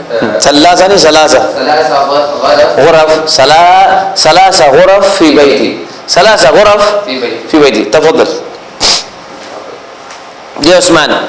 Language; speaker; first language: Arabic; non-native, fluent; Urdu